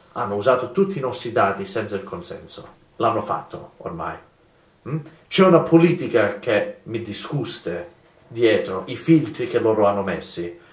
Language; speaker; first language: Italian; non-native, fluent; English